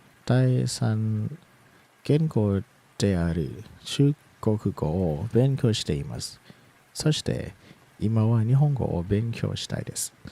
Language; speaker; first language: Japanese; non-native, learner; Thai